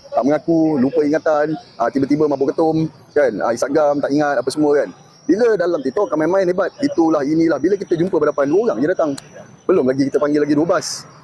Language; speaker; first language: Malay; native; Malay